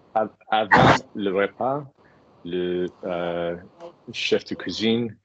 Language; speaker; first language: French; non-native, fluent; English